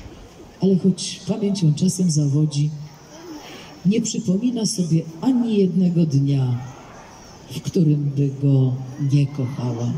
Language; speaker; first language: Polish; native; Polish